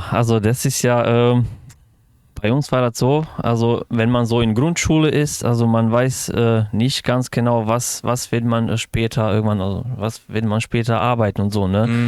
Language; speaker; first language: German; non-native, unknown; Bosnian